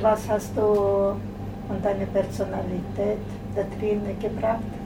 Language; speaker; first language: German; non-native, fluent; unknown